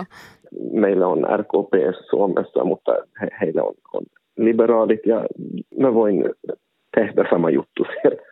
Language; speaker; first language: Finnish; non-native, local second language; Swedish